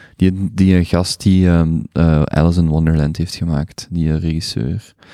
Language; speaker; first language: Dutch; native; Dutch